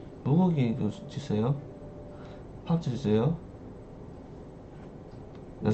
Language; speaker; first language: Korean; non-native, learner; English